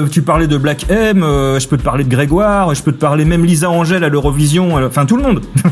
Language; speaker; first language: French; native; French